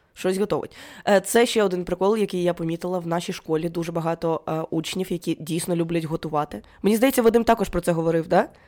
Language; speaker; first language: Ukrainian; native; Ukrainian